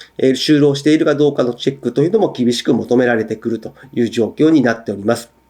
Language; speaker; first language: Japanese; native; Japanese